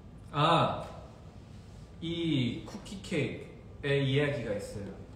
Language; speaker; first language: Korean; early bilingual, heritage; Korean